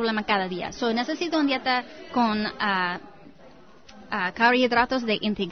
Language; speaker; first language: Spanish; non-native, learner; English